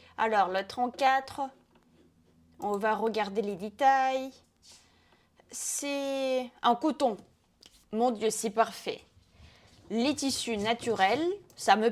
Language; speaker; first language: French; non-native, fluent; Russian